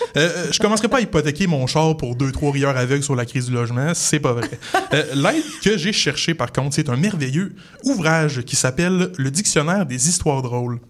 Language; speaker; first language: French; native; French